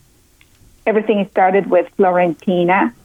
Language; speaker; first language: English; non-native, fluent; Spanish